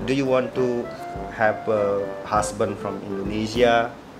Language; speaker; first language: English; non-native, learner; Indonesian